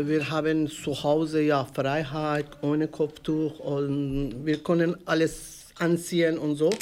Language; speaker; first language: German; non-native, learner; Persian